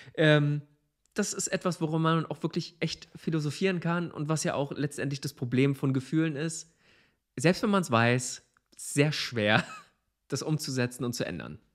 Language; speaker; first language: German; native; German